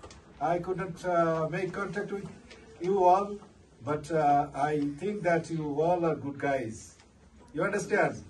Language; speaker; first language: English; non-native, fluent; Bangla